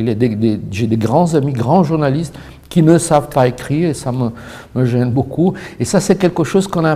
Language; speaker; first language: French; non-native, fluent; Portuguese